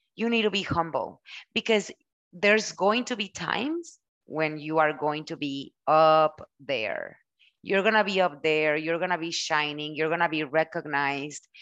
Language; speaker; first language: English; non-native, fluent; Spanish